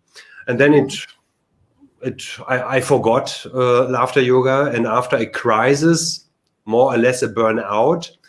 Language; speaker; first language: English; non-native, learner; German